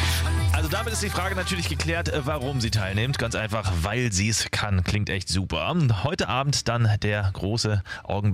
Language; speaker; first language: German; native; German